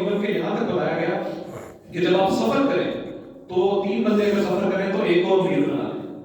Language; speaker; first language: Urdu; non-native, local second language; Punjabi